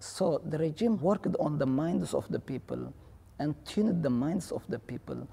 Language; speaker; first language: English; non-native, fluent; Tigrinya